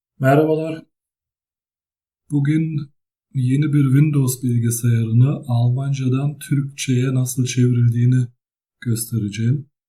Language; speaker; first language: Turkish; early bilingual, other home language; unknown